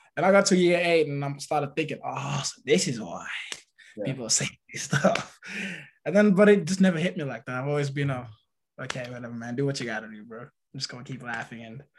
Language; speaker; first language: English; early bilingual, other home language; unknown